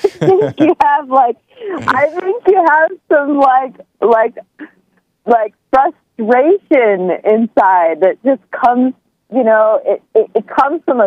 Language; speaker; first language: English; native; English